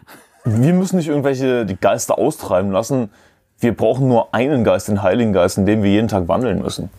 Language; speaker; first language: German; native; German